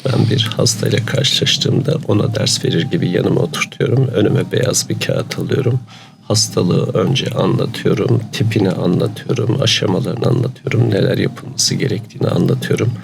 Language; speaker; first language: Turkish; native; Turkish